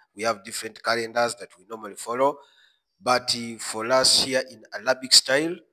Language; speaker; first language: English; non-native, local second language; Swahili